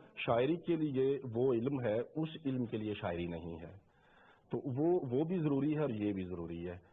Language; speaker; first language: Urdu; non-native, local second language; Punjabi